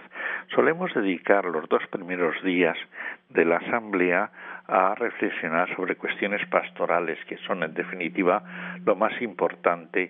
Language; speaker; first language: Spanish; native; Spanish